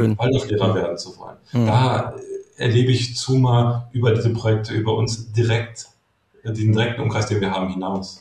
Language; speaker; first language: German; native; German